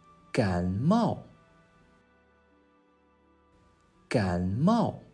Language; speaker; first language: Chinese; non-native, fluent; English